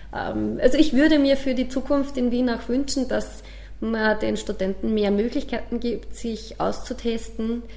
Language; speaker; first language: German; native; German